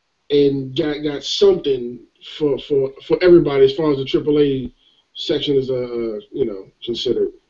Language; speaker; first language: English; native; English